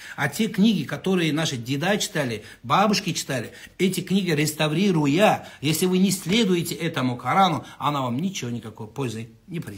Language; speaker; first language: Russian; non-native, local second language; Kazakh